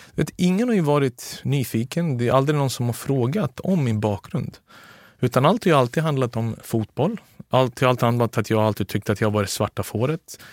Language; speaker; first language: Swedish; early bilingual, other home language; Serbian